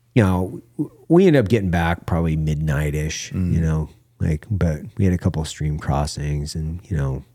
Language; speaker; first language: English; native; English